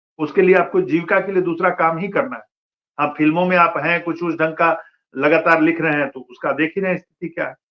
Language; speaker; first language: Hindi; non-native, local second language; Bhojpuri